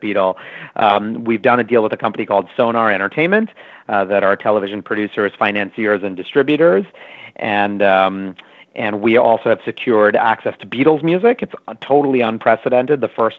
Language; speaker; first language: English; native; English